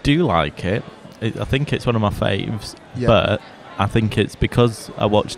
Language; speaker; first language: English; native; English